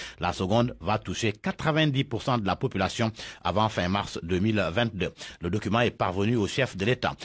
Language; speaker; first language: French; non-native, local second language; Wolof